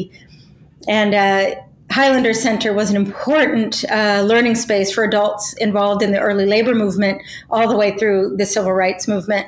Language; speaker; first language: English; native; English